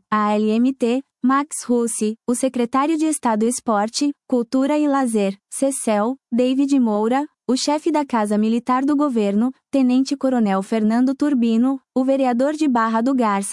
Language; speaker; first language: Portuguese; native; Portuguese